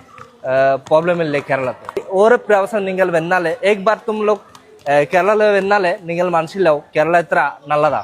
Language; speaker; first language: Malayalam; non-native, local second language; Hindi